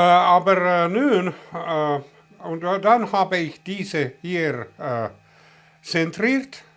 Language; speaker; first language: German; non-native, learner; Finnish